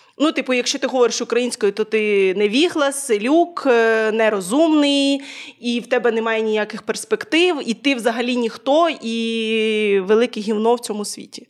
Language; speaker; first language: Ukrainian; native; Ukrainian